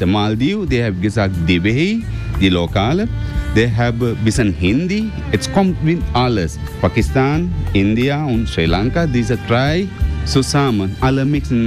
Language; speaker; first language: German; non-native, learner; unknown